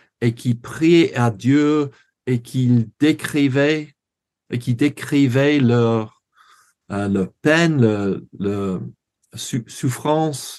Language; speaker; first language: French; non-native, learner; English